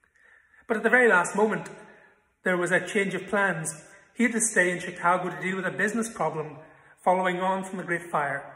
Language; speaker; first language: English; native; English